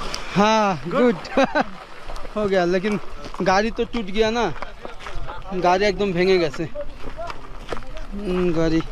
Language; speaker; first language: Hindi; non-native, learner; Bangla